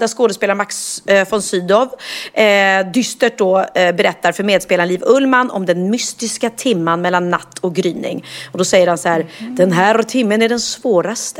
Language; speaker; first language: Swedish; native; Swedish